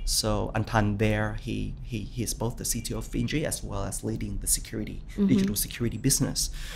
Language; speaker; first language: English; early bilingual, other home language; Vietnamese